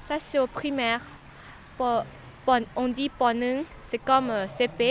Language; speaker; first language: French; non-native, learner; Lao